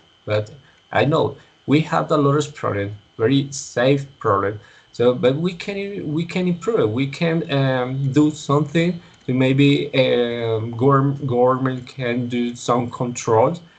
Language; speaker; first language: English; non-native, learner; Spanish